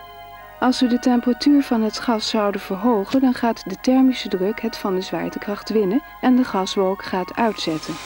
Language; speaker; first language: Dutch; native; Dutch